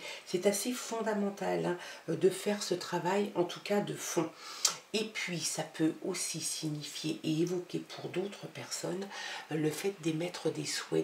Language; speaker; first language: French; native; French